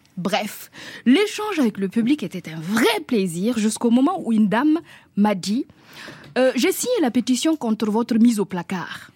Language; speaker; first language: French; non-native, local second language; Mossi